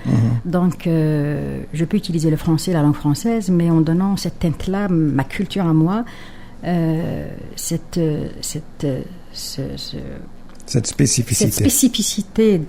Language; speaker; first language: French; non-native, local second language; Arabic